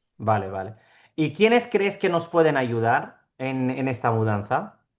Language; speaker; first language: Spanish; non-native, fluent; Urdu